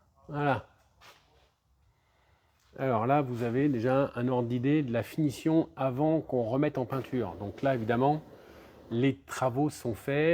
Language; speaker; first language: French; native; French